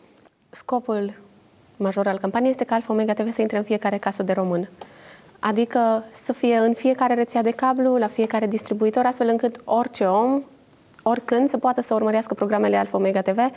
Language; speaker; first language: Romanian; native; Romanian